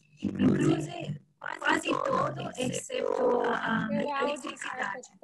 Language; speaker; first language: Portuguese; non-native, learner; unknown